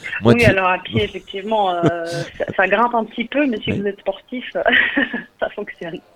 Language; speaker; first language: French; native; French